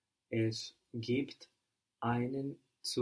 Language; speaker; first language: German; non-native, learner; English